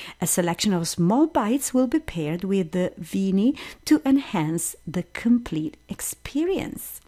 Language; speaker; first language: English; non-native, fluent; Italian